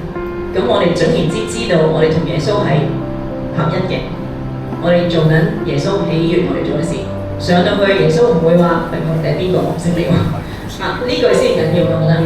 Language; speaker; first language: Cantonese; native; Cantonese